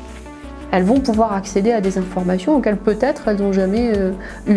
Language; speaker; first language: French; native; French